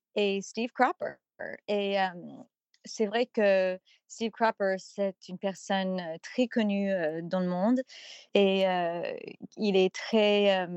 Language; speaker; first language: French; non-native, fluent; English